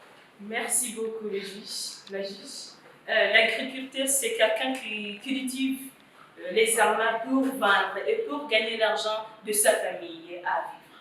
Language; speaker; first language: French; non-native, learner; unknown